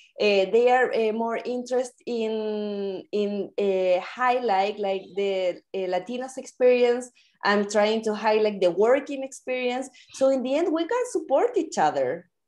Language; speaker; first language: English; non-native, fluent; Spanish